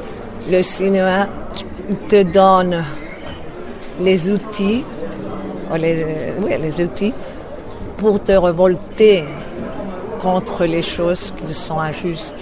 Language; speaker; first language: French; non-native, fluent; Spanish